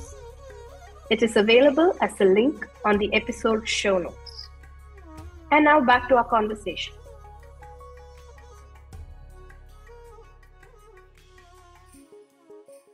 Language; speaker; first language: English; non-native, local second language; Tamil